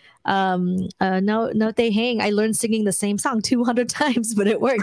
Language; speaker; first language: English; early bilingual, other home language; Khmer